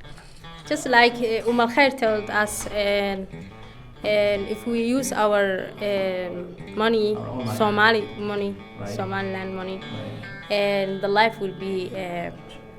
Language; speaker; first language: English; non-native, local second language; Somali